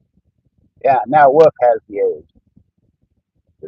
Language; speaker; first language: English; native; English